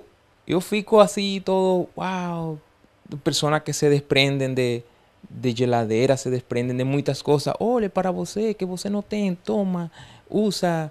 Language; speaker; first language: Portuguese; non-native, learner; Spanish